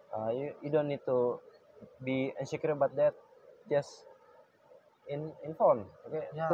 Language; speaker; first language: English; non-native, learner; Indonesian